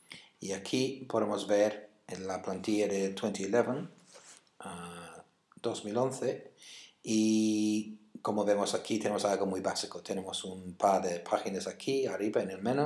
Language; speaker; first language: Spanish; non-native, fluent; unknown